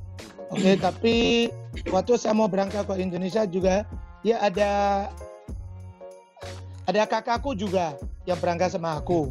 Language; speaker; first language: Indonesian; non-native, fluent; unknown